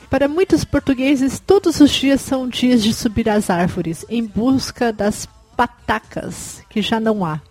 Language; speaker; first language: Portuguese; native; Portuguese